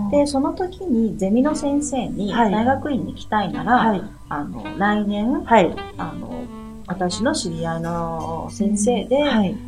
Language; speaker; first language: Japanese; native; Japanese